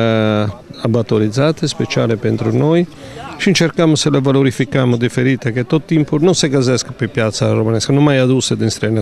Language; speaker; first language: Romanian; non-native, learner; Italian